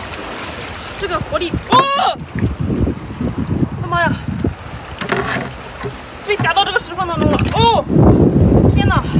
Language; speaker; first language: Chinese; native; Chinese